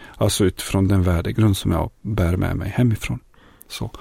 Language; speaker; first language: Swedish; non-native, fluent; Bosnian